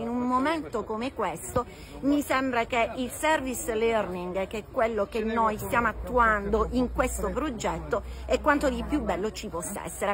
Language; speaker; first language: Italian; native; Italian